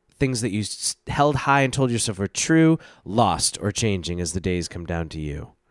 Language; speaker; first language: English; native; English